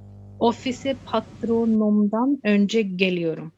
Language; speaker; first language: Turkish; non-native, learner; Urdu